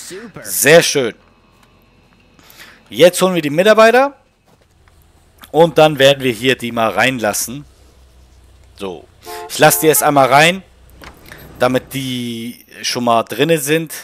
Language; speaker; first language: German; native; German